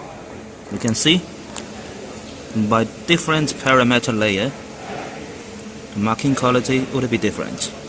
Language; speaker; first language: English; non-native, learner; Chinese